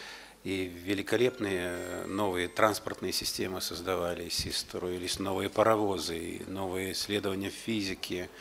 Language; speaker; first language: Russian; native; Russian